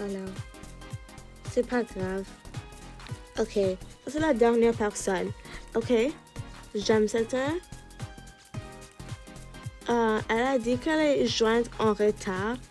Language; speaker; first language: French; non-native, learner; English